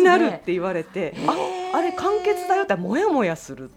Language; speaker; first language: Japanese; native; Japanese